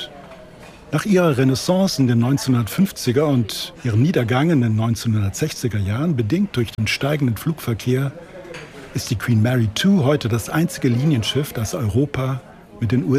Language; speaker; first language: German; native; German